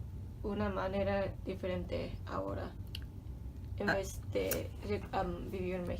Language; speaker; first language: Spanish; non-native, learner; English